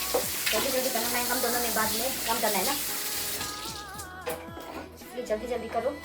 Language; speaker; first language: Hindi; non-native, local second language; Tibetan